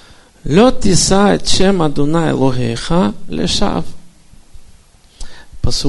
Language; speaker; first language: Hebrew; non-native, fluent; Russian